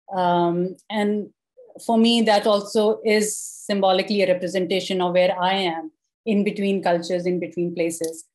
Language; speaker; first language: English; non-native, local second language; Urdu